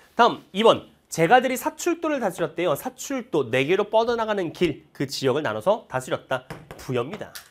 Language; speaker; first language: Korean; native; Korean